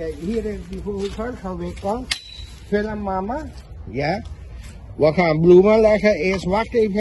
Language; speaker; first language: Dutch; non-native, local second language; Caribbean Hindustani